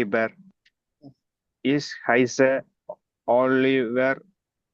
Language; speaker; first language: German; non-native, learner; Tamil